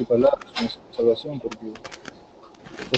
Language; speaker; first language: Spanish; native; Spanish